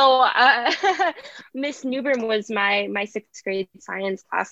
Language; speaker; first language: English; native; English